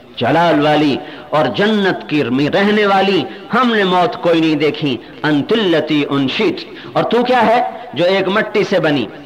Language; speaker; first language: Urdu; non-native, local second language; Punjabi